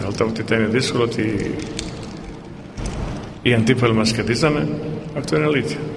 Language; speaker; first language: Greek; non-native, fluent; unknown